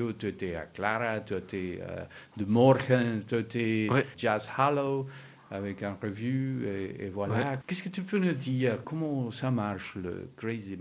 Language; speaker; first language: French; non-native, learner; Spanish